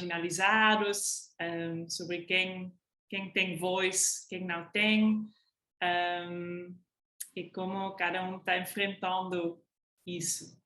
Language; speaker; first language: Portuguese; non-native, fluent; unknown